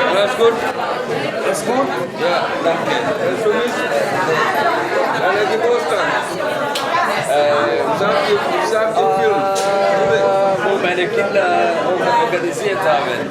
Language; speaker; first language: German; non-native, learner; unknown